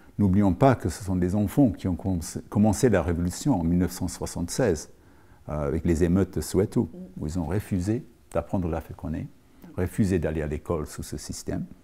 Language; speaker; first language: French; non-native, fluent; English